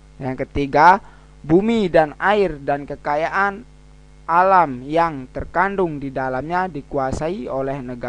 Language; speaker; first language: Indonesian; native; Indonesian